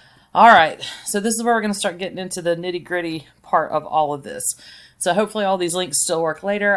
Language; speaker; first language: English; native; English